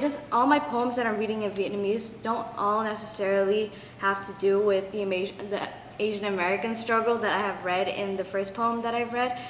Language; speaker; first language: English; early bilingual, other home language; Vietnamese